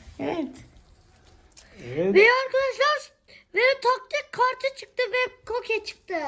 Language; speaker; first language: Turkish; native; Turkish